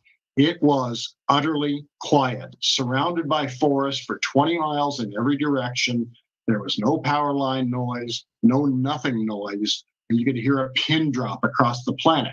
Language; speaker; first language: English; native; English